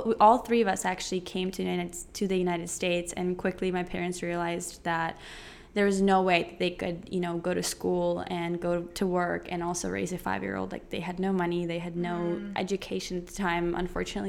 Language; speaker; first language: English; early bilingual, other home language; Ukrainian